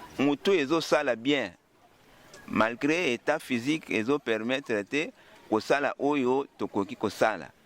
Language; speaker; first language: Lingala; non-native, local second language; Luba-Lulua